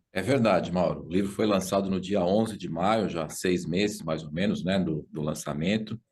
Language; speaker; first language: Portuguese; native; Portuguese